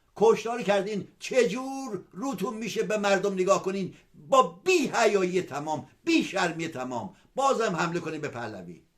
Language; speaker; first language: Persian; non-native, local second language; Azerbaijani